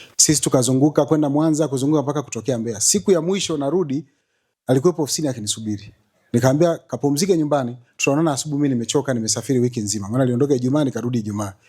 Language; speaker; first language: Swahili; native; Swahili